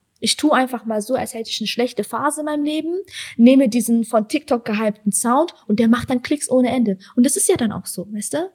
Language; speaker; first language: German; early bilingual, other home language; Persian